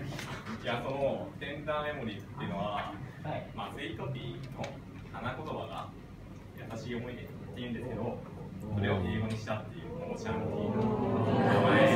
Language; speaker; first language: Japanese; native; Japanese